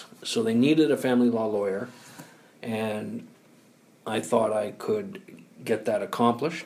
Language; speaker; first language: English; native; English